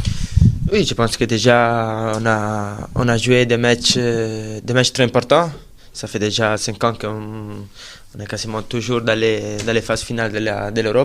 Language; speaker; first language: French; non-native, fluent; Italian